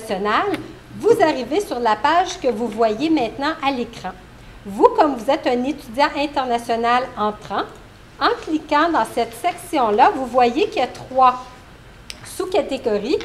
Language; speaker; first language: French; native; French